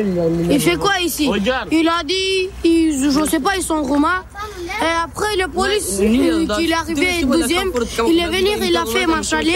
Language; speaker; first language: French; non-native, learner; Romanian